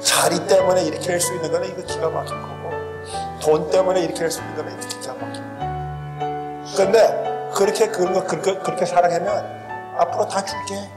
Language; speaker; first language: Korean; early bilingual, heritage; Korean